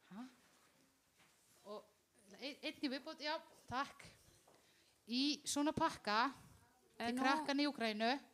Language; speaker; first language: Icelandic; non-native, learner; Spanish